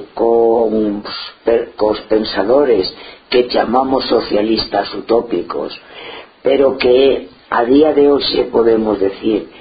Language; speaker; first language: Galician; non-native, local second language; Spanish